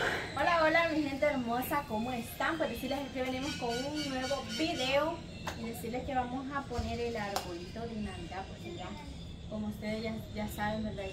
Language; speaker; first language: Spanish; native; Spanish